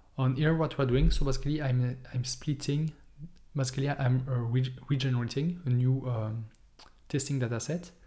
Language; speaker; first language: English; non-native, fluent; French